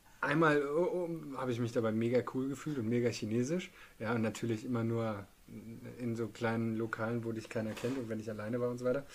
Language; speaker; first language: German; native; German